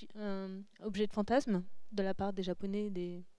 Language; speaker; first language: French; native; French